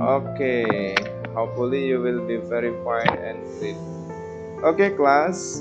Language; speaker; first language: English; non-native, fluent; Indonesian